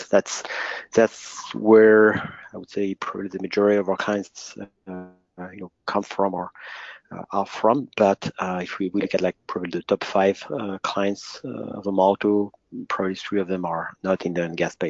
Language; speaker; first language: English; non-native, fluent; French